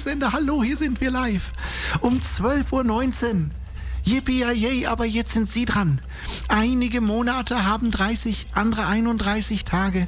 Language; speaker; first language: German; native; German